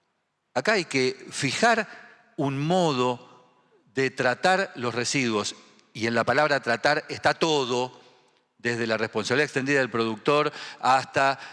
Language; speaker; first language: Spanish; native; Spanish